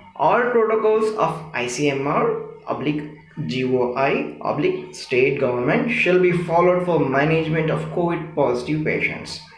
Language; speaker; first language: English; non-native, local second language; Telugu